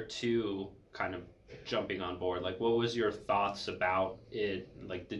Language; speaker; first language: English; native; English